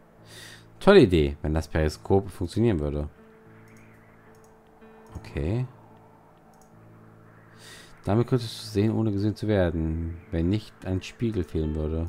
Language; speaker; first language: German; native; German